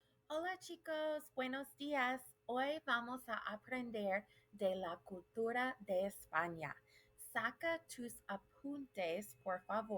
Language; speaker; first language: Spanish; non-native, fluent; English